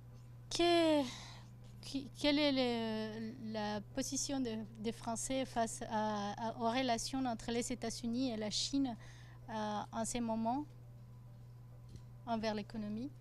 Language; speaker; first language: French; non-native, fluent; Spanish